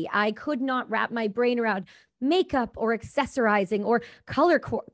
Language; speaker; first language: English; native; English